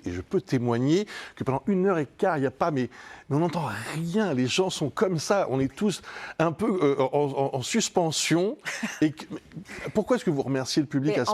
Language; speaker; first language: French; native; French